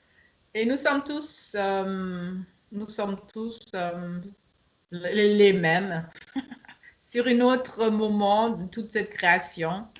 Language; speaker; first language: French; non-native, fluent; German